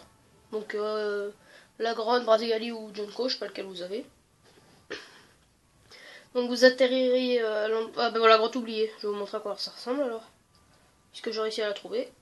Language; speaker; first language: French; native; French